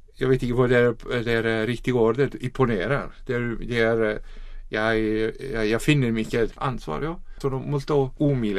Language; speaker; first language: Swedish; non-native, learner; Icelandic